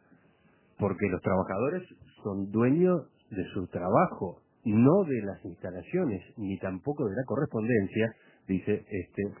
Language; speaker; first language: Spanish; native; Spanish